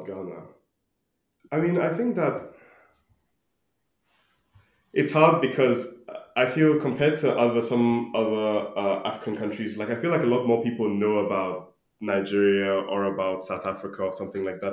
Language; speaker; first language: English; non-native, local second language; Akan